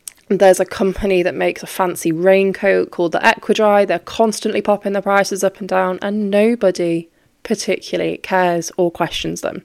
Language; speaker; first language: English; native; English